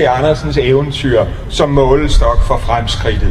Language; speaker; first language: Danish; native; Danish